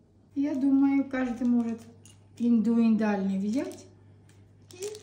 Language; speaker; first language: Russian; non-native, local second language; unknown